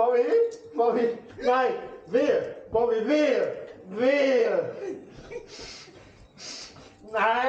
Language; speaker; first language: German; native; German